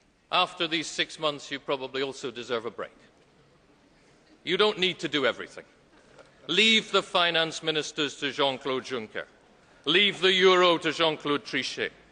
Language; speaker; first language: English; native; English